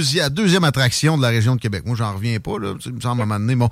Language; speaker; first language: French; native; French